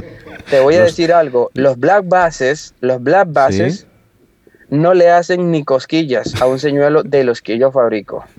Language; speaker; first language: Spanish; native; Spanish